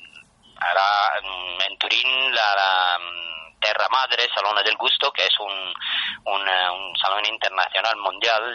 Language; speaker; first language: Spanish; non-native, fluent; Italian